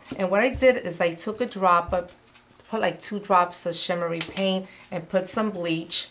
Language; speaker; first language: English; non-native, fluent; Spanish